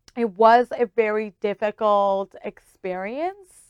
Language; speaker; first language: English; early bilingual, other home language; Spanish